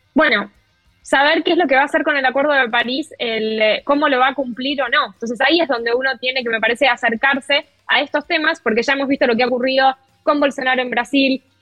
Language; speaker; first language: Spanish; native; Spanish